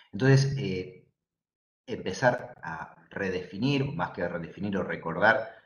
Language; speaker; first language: Spanish; native; Spanish